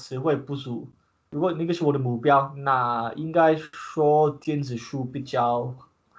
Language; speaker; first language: Chinese; non-native, learner; English